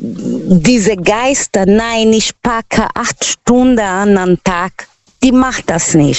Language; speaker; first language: German; non-native, learner; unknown